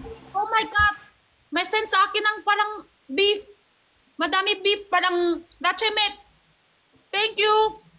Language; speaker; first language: Filipino; non-native, learner; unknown